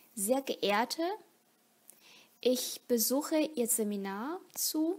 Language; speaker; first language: German; non-native, fluent; Vietnamese